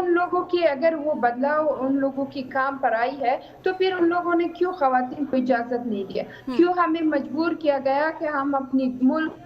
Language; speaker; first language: Hindi; non-native, fluent; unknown